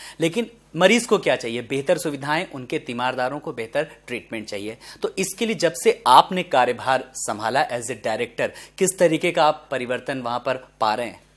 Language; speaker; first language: Hindi; native; Hindi